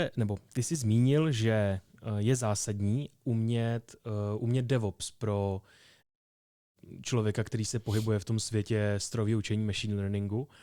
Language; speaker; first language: Czech; native; Czech